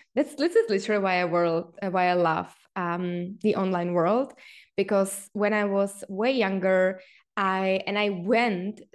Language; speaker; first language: English; non-native, fluent; Czech